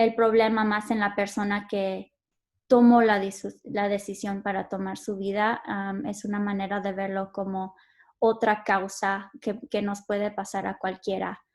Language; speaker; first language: Spanish; early bilingual, heritage; Spanish